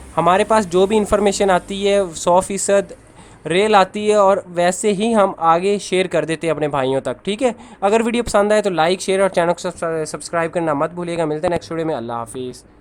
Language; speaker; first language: Hindi; non-native, local second language; Punjabi